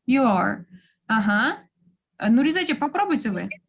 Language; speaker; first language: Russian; native; Russian